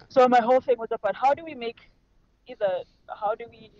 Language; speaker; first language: English; non-native, local second language; Xhosa